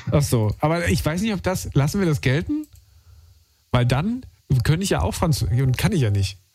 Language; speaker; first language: German; native; German